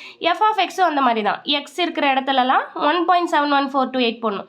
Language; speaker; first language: Tamil; native; Tamil